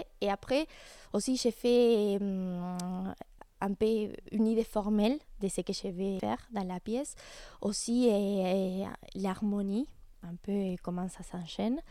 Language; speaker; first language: French; non-native, fluent; Spanish